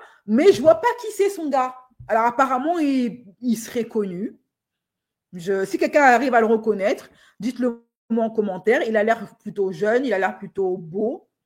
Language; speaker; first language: French; native; French